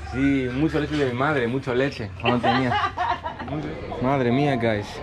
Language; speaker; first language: Spanish; non-native, learner; Greek